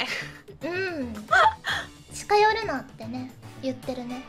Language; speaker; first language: Japanese; native; Japanese